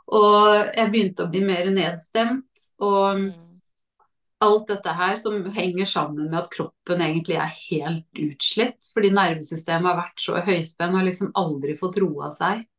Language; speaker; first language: Norwegian; native; Norwegian